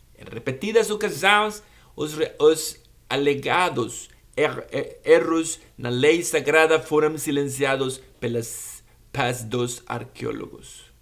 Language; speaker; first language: Portuguese; non-native, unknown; Spanish